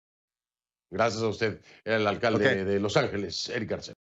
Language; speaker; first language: Spanish; native; Spanish